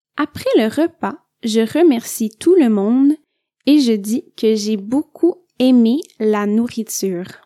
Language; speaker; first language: French; native; French